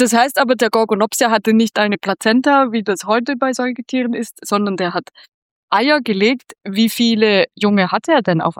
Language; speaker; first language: German; native; German